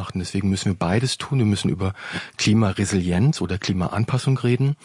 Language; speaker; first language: German; native; German